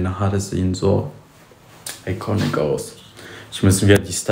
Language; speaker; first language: German; early bilingual, other home language; Polish